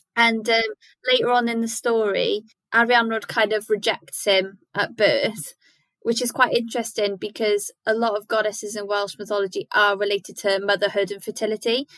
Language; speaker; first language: English; native; English